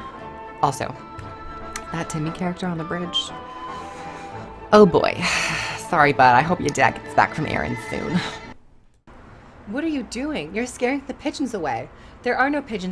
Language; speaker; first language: English; native; English